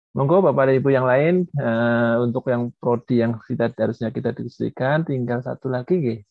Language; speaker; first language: Indonesian; non-native, local second language; Javanese